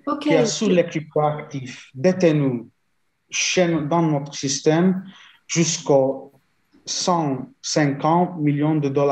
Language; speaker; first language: French; non-native, fluent; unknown